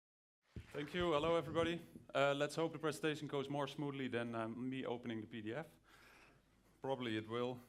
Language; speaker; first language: English; non-native, fluent; Dutch